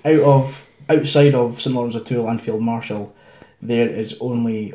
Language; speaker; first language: English; native; English